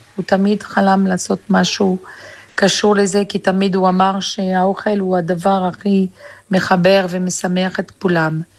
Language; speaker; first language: Hebrew; non-native, fluent; French